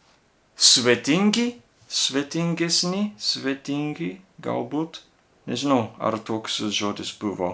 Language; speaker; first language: Lithuanian; non-native, learner; Japanese